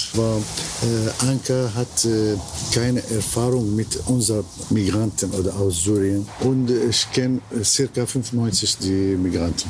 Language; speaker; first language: German; non-native, learner; Arabic